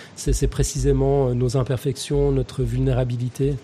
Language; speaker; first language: French; native; French